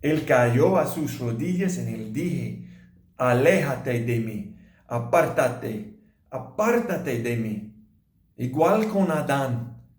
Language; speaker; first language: Spanish; non-native, learner; English